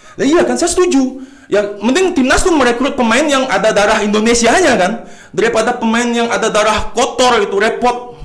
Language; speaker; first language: Indonesian; native; Indonesian